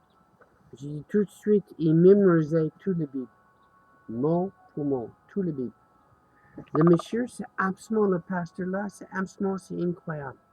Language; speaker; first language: French; non-native, learner; English